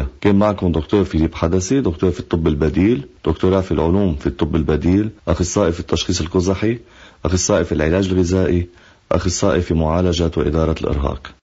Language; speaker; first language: Arabic; native; Arabic